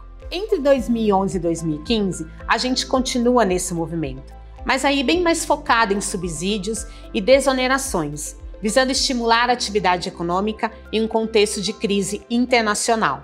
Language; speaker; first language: Portuguese; native; Portuguese